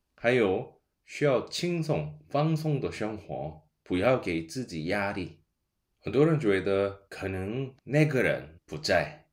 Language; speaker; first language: Chinese; non-native, fluent; Korean